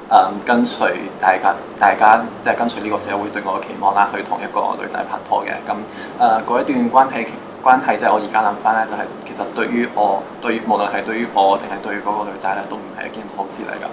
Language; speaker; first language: Cantonese; native; Cantonese